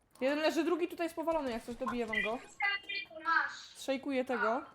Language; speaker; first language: Polish; native; Polish